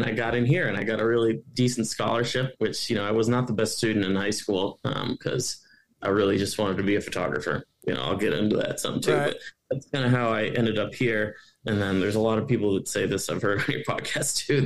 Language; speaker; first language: English; native; English